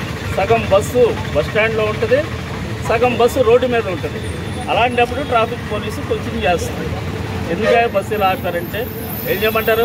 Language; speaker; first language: Telugu; native; Telugu